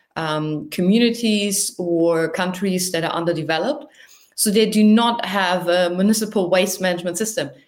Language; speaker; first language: English; non-native, fluent; German